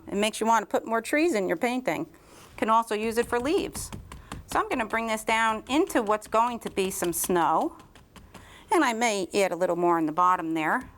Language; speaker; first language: English; native; English